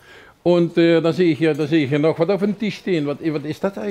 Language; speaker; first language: German; non-native, learner; Dutch